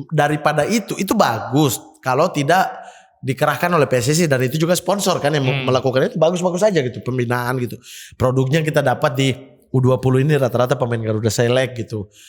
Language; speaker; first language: Indonesian; native; Indonesian